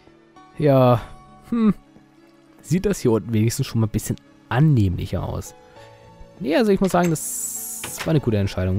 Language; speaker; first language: German; native; German